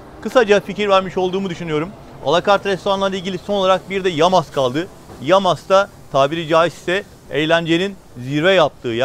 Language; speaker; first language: Turkish; native; Turkish